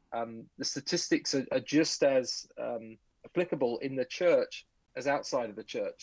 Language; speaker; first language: English; native; English